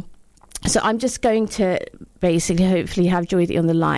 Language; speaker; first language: English; native; English